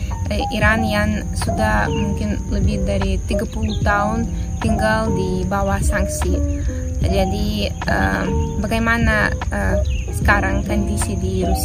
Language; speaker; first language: Indonesian; non-native, fluent; Russian